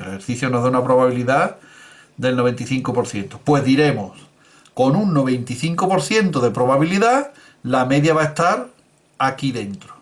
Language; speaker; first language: Spanish; native; Spanish